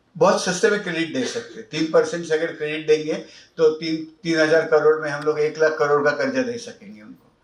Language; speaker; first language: Hindi; non-native, local second language; Marathi